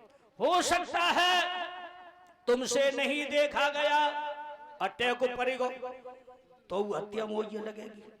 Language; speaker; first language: Hindi; native; Hindi